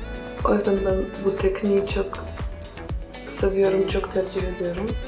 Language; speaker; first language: Turkish; non-native, fluent; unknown